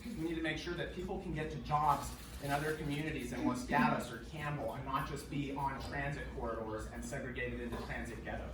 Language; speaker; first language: English; native; English